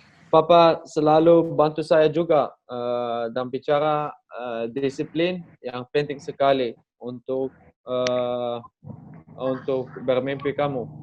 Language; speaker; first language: Indonesian; non-native, learner; Dutch